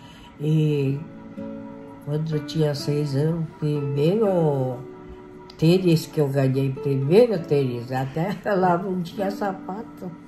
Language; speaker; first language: Portuguese; non-native, local second language; Japanese